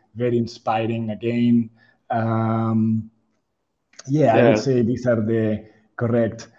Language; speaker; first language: English; non-native, fluent; Spanish